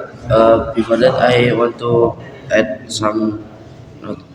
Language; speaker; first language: English; non-native, learner; Indonesian